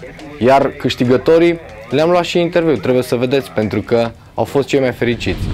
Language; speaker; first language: Romanian; native; Romanian